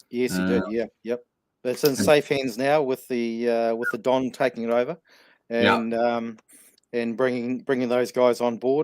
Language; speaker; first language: English; native; English